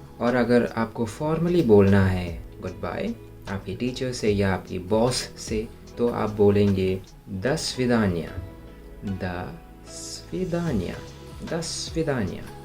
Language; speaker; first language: Hindi; non-native, local second language; Malayalam